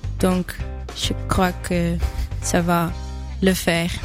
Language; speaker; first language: French; non-native, fluent; Dutch